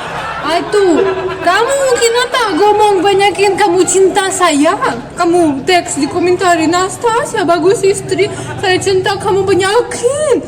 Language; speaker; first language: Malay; non-native, learner; Russian